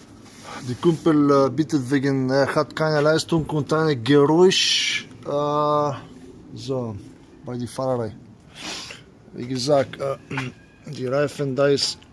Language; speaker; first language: German; non-native, learner; Bulgarian